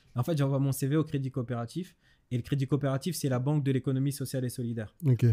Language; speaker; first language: French; native; French